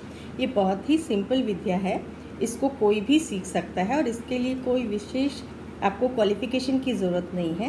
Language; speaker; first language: Hindi; native; Hindi